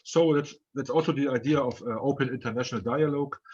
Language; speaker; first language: English; non-native, fluent; German